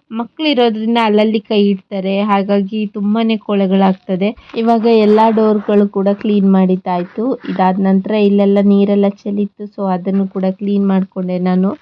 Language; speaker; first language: Kannada; non-native, local second language; Tulu